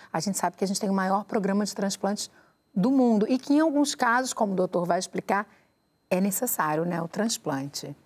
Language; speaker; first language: Portuguese; native; Portuguese